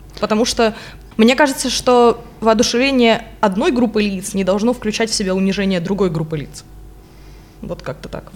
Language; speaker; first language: Russian; non-native, local second language; Ukrainian